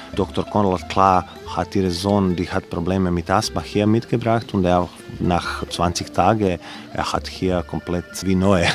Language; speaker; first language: German; non-native, learner; Croatian